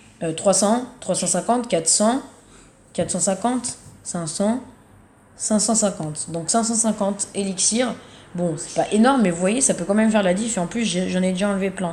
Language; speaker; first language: French; native; French